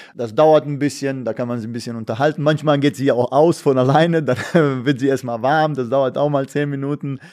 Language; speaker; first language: German; non-native, fluent; Bosnian